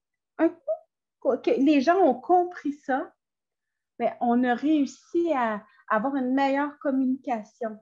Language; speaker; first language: French; native; French